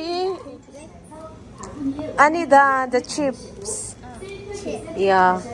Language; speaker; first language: Korean; non-native, learner; Filipino